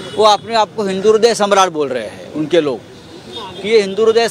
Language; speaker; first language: Hindi; non-native, local second language; Marathi